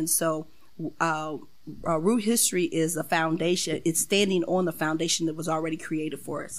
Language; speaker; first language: English; native; English